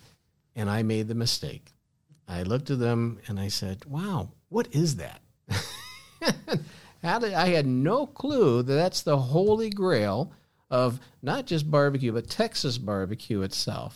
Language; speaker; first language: English; native; English